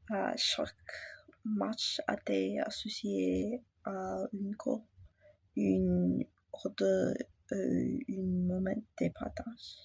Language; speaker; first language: French; non-native, learner; English